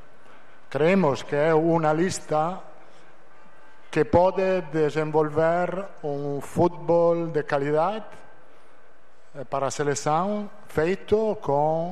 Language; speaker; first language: Portuguese; non-native, fluent; Italian